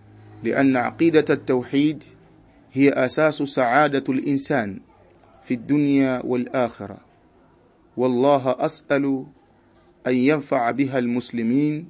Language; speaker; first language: Arabic; non-native, fluent; Swahili